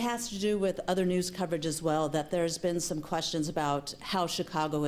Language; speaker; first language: English; native; English